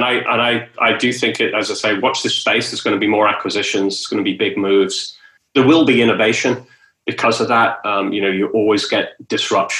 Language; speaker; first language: English; native; English